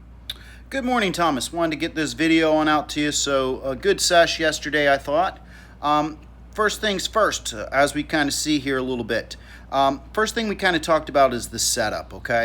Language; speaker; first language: English; native; English